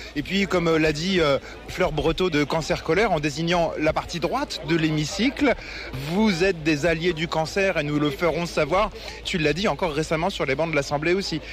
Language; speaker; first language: French; native; French